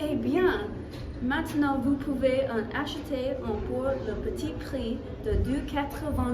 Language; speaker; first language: French; non-native, learner; English